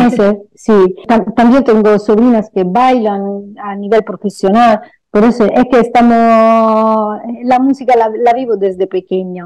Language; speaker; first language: Spanish; non-native, fluent; Italian